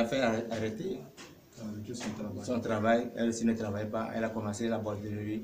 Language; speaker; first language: French; non-native, local second language; Ewe